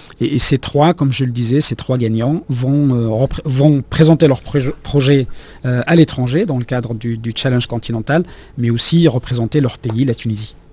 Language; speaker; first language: French; non-native, local second language; Arabic